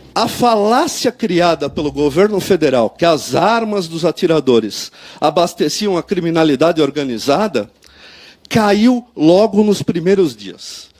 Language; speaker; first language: Portuguese; native; Portuguese